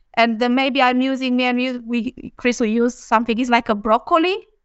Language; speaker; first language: English; non-native, fluent; Romanian